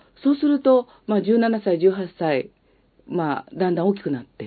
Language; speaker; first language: Japanese; native; Japanese